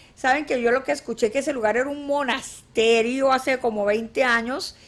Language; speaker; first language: Spanish; native; Spanish